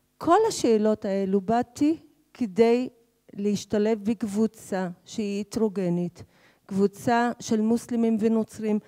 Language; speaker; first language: Hebrew; non-native, local second language; Arabic